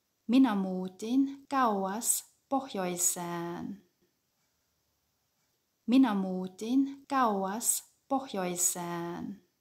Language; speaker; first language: Finnish; non-native, fluent; German